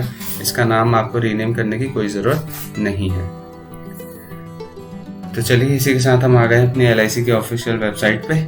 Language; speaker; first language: Hindi; native; Hindi